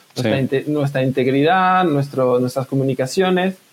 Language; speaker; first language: Spanish; non-native, fluent; French